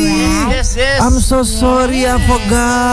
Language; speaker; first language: English; non-native, learner; Indonesian